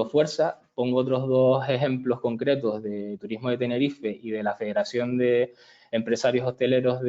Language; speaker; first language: Spanish; native; Spanish